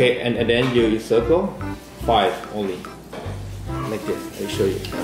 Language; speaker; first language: English; non-native, fluent; Thai